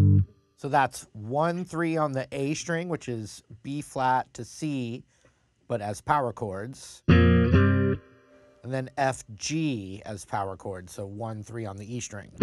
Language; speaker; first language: English; native; English